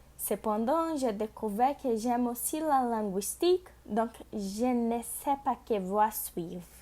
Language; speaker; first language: French; non-native, learner; Portuguese